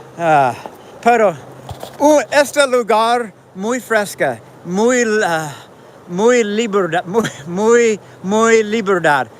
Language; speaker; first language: Spanish; non-native, learner; English